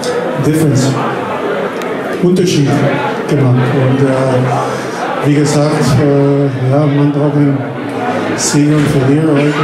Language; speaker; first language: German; non-native, fluent; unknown